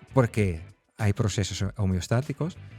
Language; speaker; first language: Spanish; non-native, fluent; Dutch